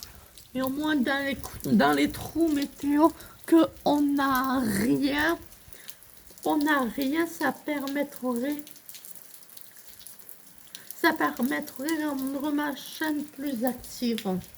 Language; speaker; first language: French; native; French